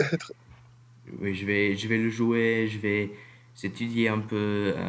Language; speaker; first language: French; non-native, learner; English